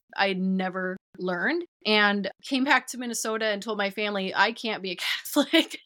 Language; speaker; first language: English; native; English